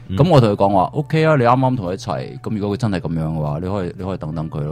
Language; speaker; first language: Cantonese; early bilingual, other home language; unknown